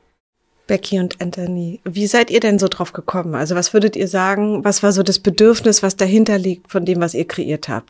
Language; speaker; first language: German; native; German